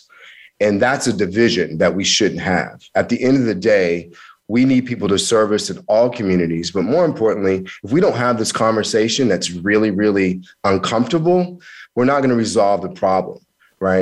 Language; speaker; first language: English; native; English